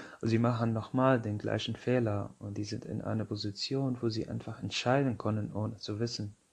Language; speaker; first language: German; non-native, fluent; Arabic